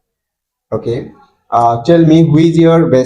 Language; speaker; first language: English; non-native, fluent; Bangla